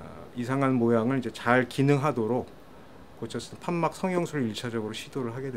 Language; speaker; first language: Korean; native; Korean